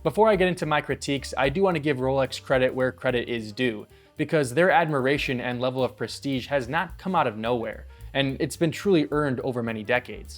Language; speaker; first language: English; native; English